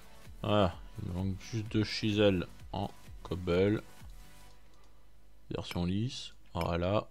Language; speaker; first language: French; native; French